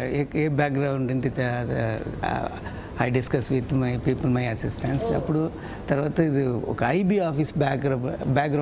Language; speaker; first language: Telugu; non-native, learner; Tamil